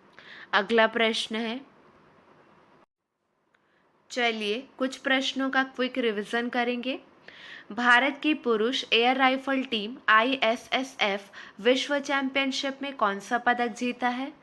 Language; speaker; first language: Hindi; native; Hindi